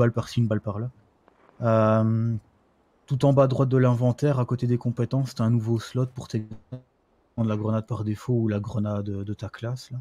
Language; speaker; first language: French; native; French